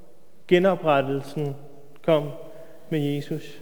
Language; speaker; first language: Danish; native; Danish